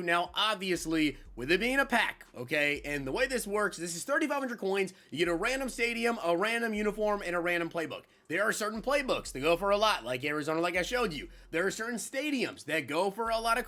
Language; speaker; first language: English; native; English